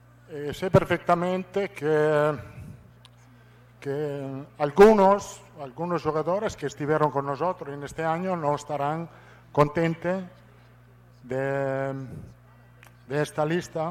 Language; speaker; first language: Portuguese; non-native, fluent; Italian